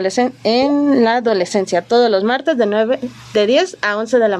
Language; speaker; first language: Spanish; native; Spanish